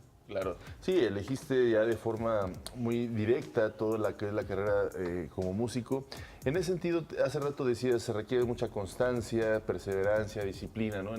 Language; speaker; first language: Spanish; native; Spanish